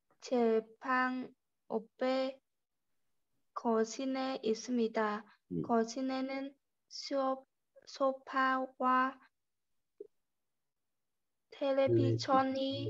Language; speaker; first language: Korean; non-native, learner; Vietnamese